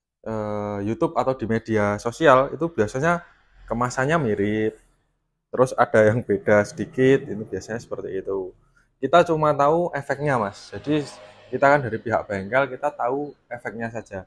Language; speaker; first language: Indonesian; native; Indonesian